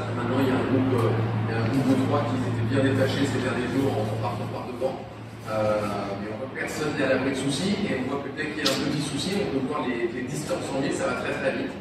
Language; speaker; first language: French; native; French